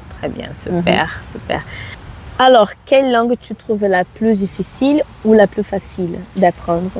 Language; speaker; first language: French; non-native, fluent; Portuguese